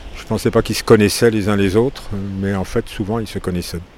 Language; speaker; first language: French; native; French